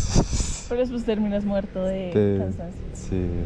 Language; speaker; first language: Spanish; native; Spanish